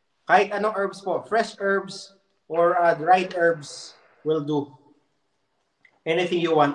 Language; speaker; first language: English; non-native, local second language; Filipino